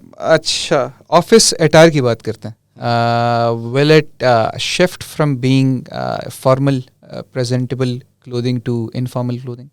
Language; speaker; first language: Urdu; non-native, local second language; Pashto